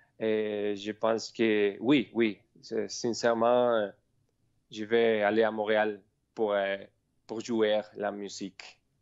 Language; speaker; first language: French; non-native, learner; Spanish